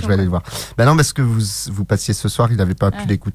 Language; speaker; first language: French; native; French